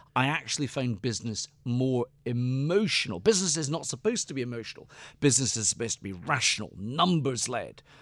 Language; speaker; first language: English; native; English